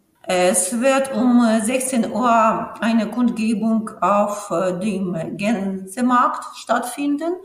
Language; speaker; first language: German; non-native, fluent; Ukrainian